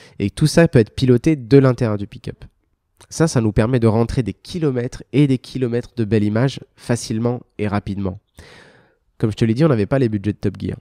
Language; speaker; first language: French; early bilingual, other home language; Arabic